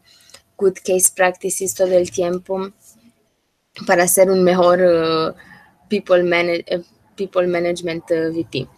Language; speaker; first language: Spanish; non-native, learner; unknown